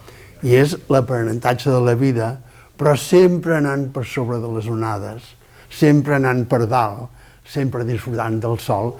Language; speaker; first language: Catalan; native; Catalan